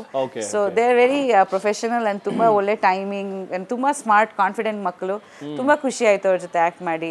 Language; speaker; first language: Kannada; non-native, local second language; Bangla